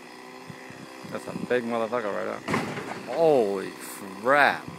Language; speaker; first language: English; native; English